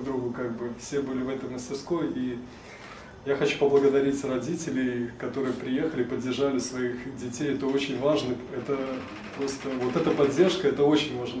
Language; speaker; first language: Russian; native; Russian